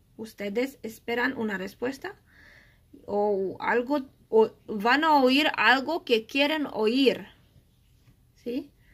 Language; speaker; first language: Spanish; non-native, learner; Romanian